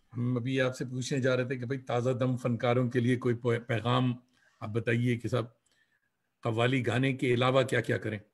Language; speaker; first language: Hindi; native; Hindi